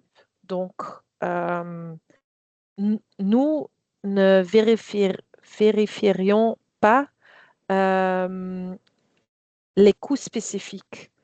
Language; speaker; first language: French; non-native, fluent; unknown